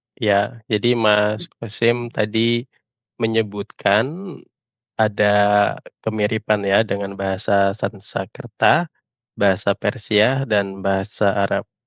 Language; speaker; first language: Indonesian; native; Indonesian